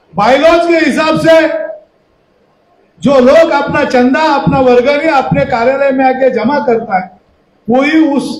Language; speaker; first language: Hindi; non-native, local second language; Marathi